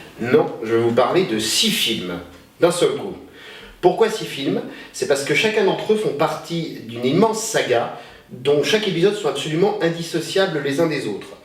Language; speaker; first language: French; native; French